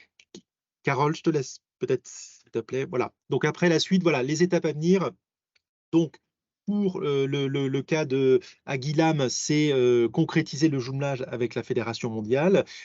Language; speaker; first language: French; native; French